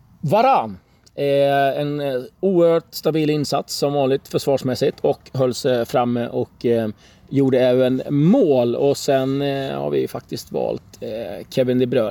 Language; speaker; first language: Swedish; native; Swedish